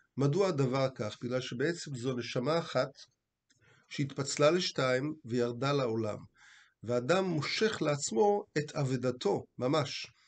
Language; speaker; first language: Hebrew; native; Hebrew